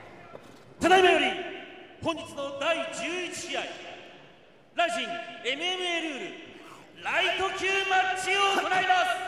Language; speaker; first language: Japanese; native; Japanese